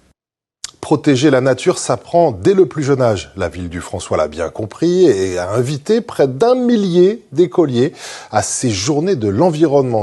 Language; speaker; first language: French; native; French